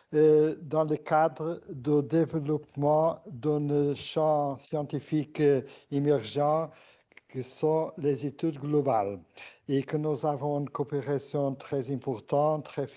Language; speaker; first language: French; non-native, fluent; Portuguese